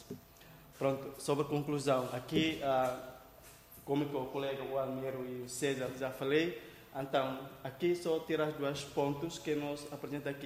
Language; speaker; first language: Portuguese; non-native, local second language; Tetum